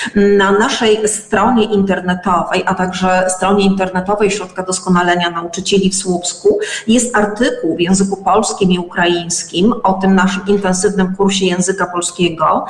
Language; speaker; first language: Polish; native; Polish